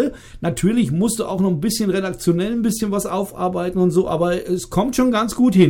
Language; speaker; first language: German; native; German